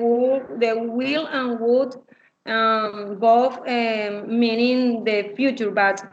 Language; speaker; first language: English; non-native, learner; Spanish